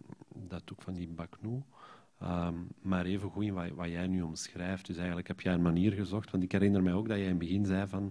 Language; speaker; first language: Dutch; native; Dutch